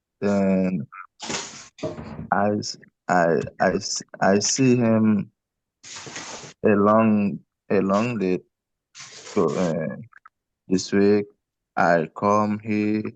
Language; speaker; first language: English; non-native, learner; Haitian Creole